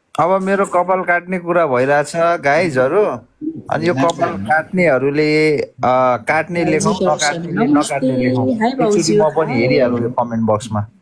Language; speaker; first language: Nepali; native; Nepali